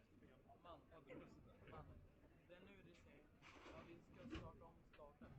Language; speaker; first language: Swedish; native; Swedish